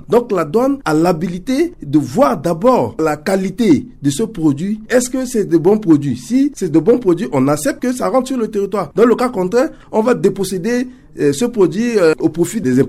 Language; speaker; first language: French; non-native, local second language; Sango